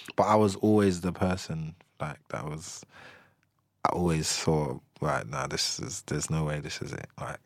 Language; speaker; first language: English; native; English